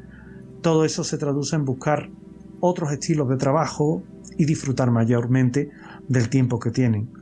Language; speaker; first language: Spanish; native; Spanish